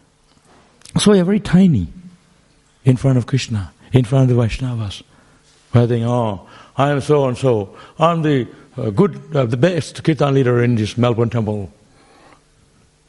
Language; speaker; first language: English; non-native, local second language; Bangla